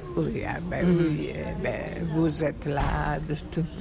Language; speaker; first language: French; non-native, fluent; Hungarian